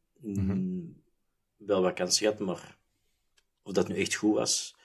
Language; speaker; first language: Dutch; native; Dutch